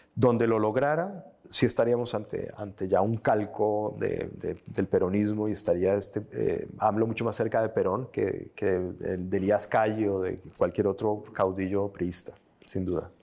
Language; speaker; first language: Spanish; native; Spanish